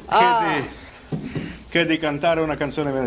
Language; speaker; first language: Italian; non-native, learner; Croatian